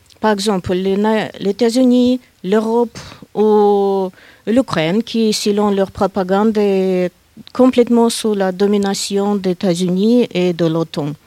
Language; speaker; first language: French; non-native, fluent; Russian